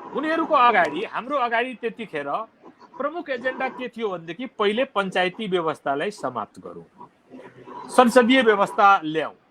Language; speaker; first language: Nepali; non-native, local second language; Maithili